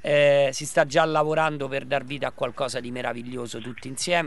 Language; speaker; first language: Italian; native; Italian